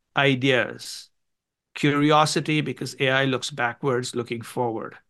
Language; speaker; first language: English; non-native, local second language; Gujarati